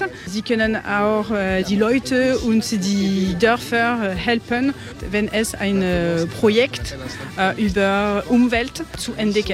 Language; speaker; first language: German; non-native, learner; French